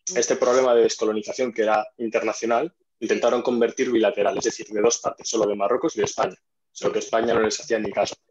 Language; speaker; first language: Spanish; non-native, fluent; Arabic